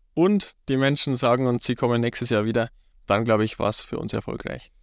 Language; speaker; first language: German; native; German